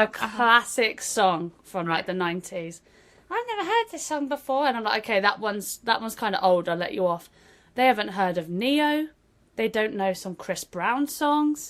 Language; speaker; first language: English; native; English